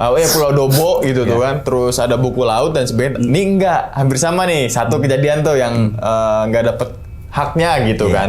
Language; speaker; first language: Indonesian; native; Indonesian